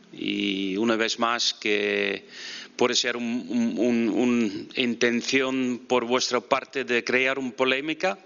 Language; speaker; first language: Spanish; non-native, fluent; Dutch